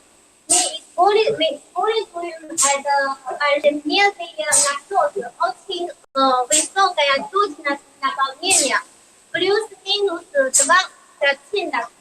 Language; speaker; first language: Russian; non-native, learner; Chinese